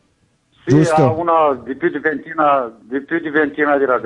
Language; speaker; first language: Italian; non-native, fluent; Romanian